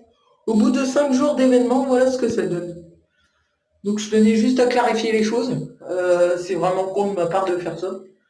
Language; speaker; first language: French; native; French